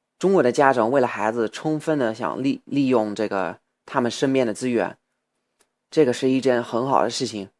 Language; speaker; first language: Chinese; non-native, fluent; English